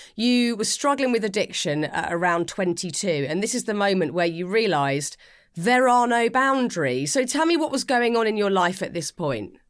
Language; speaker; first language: English; native; English